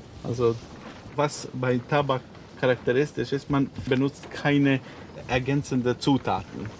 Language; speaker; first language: German; non-native, fluent; Serbian